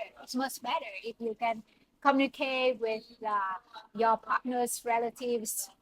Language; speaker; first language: English; non-native, learner; Vietnamese